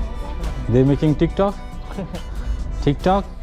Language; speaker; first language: English; non-native, learner; Hindi